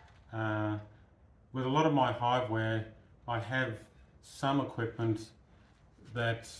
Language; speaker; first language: English; native; English